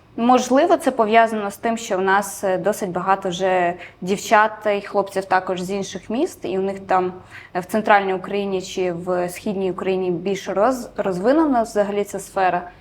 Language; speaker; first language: Ukrainian; non-native, local second language; Romanian